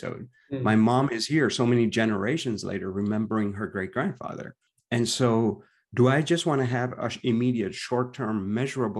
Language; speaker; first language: English; non-native, local second language; Gujarati